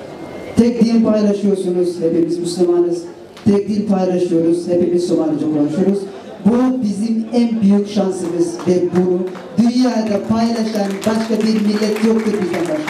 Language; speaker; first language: Turkish; non-native, fluent; Somali